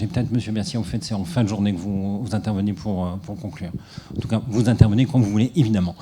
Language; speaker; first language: French; native; French